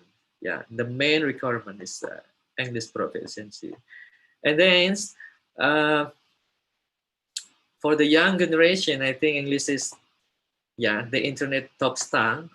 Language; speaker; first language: English; non-native, fluent; Indonesian